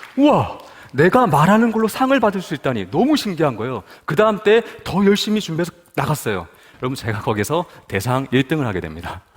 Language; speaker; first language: Korean; native; Korean